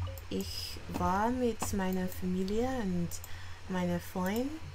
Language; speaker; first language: German; non-native, learner; English